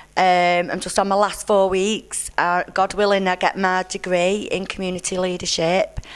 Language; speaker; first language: English; native; English